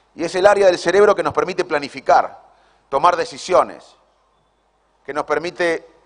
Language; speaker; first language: Spanish; native; Spanish